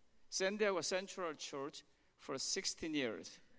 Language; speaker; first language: English; non-native, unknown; Korean